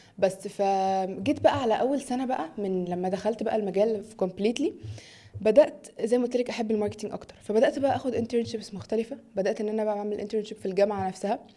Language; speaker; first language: Egyptian Arabic; early bilingual, heritage; Arabic